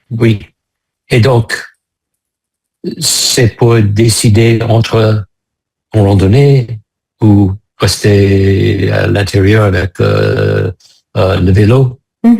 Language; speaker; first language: French; non-native, fluent; English